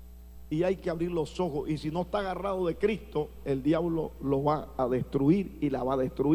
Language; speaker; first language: Spanish; native; Spanish